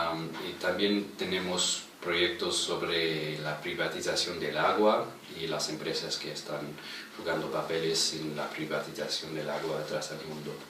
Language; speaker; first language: Spanish; non-native, fluent; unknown